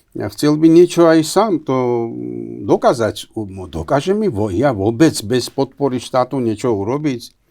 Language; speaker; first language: Slovak; non-native, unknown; Georgian